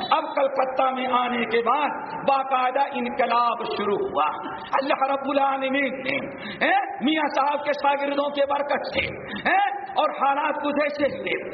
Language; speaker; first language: Urdu; native; Urdu